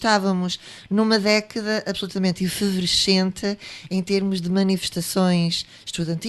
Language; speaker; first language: Portuguese; native; Portuguese